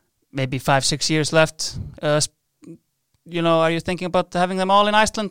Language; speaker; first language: English; non-native, fluent; Icelandic